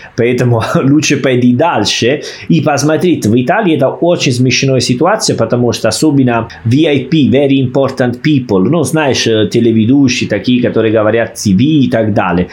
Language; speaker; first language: Russian; non-native, fluent; Italian